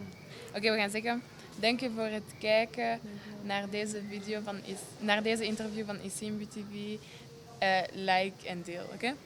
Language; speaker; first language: Dutch; early bilingual, heritage; Kinyarwanda